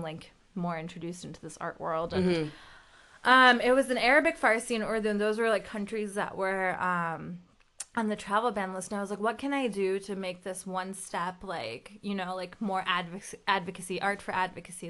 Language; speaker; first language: English; early bilingual, other home language; Urdu